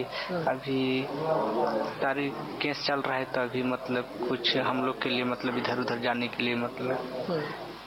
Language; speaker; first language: Hindi; native; Hindi